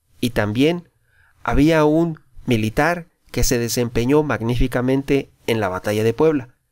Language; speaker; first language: Spanish; native; Spanish